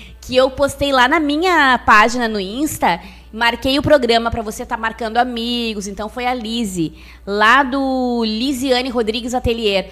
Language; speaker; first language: Portuguese; native; Portuguese